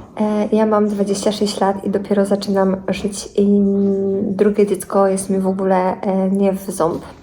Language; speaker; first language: Polish; native; Polish